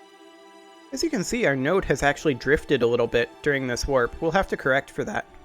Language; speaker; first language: English; native; English